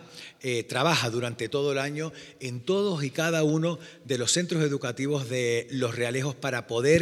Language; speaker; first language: Spanish; native; Spanish